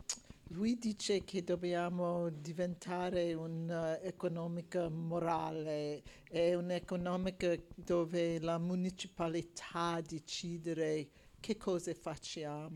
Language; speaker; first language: Italian; non-native, learner; English